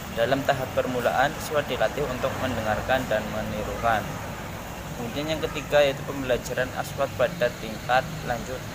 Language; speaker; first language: Indonesian; native; Indonesian